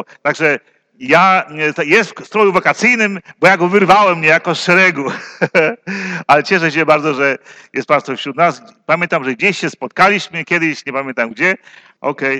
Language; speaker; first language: Polish; native; Polish